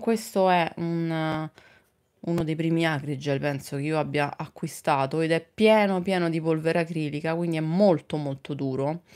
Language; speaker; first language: Italian; native; Italian